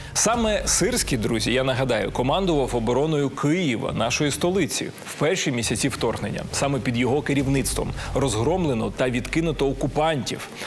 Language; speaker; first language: Ukrainian; native; Ukrainian